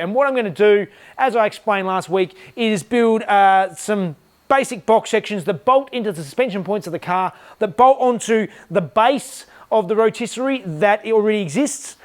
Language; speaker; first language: English; native; English